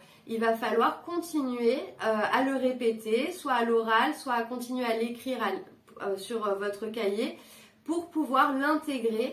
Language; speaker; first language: French; native; French